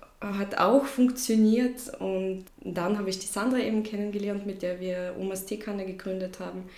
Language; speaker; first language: German; non-native, fluent; Russian